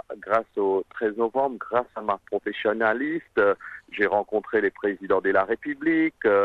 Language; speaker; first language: French; non-native, local second language; Morisyen